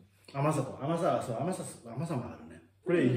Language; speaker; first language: Japanese; native; Japanese